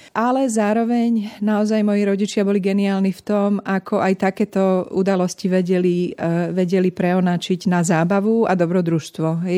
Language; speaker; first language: Slovak; native; Slovak